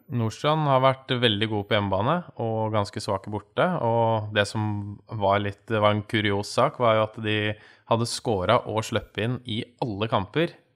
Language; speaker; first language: Norwegian; native; Norwegian